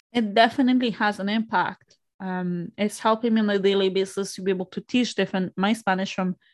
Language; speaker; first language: English; non-native, fluent; Spanish